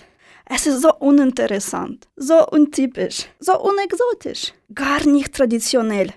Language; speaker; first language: German; non-native, fluent; Russian